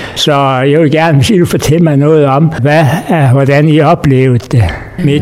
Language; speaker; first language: Danish; native; Danish